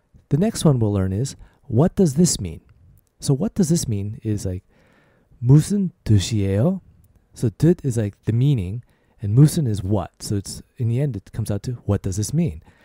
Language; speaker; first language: English; native; English